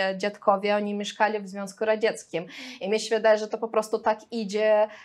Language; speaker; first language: Polish; non-native, fluent; Russian